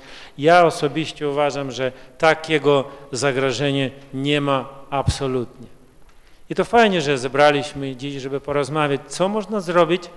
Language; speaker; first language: Polish; early bilingual, heritage; Russian